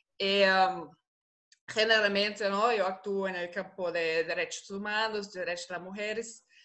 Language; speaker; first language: Spanish; non-native, fluent; German